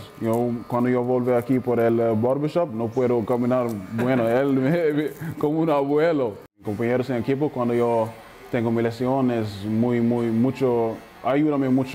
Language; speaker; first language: Spanish; non-native, learner; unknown